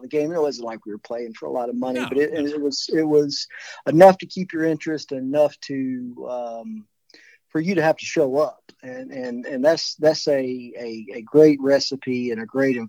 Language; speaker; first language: English; native; English